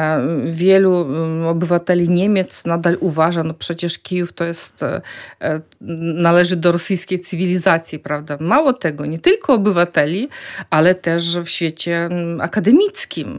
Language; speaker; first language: Polish; non-native, fluent; Ukrainian